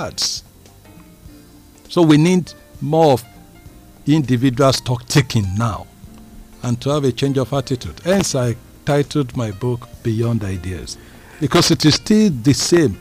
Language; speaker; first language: English; non-native, local second language; Yoruba